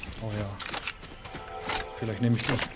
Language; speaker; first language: German; native; German